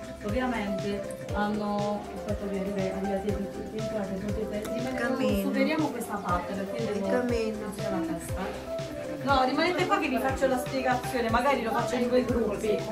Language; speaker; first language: Italian; native; Italian